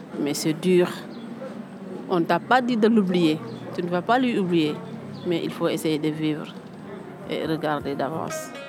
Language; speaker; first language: French; non-native, local second language; Fula